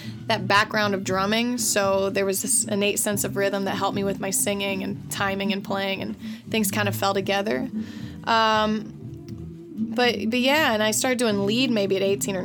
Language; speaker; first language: English; native; English